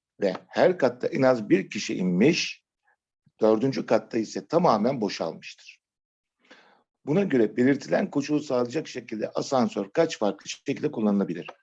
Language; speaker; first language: Turkish; native; Turkish